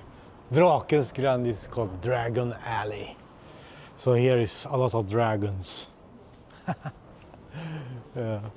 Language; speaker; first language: English; non-native, fluent; Swedish